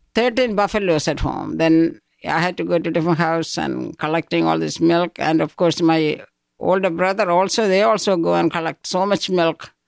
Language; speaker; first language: English; non-native, local second language; Malayalam